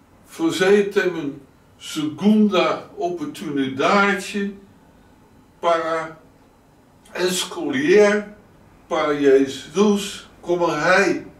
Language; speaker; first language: Portuguese; non-native, learner; Dutch